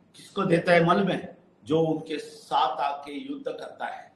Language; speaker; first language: Hindi; non-native, local second language; Telugu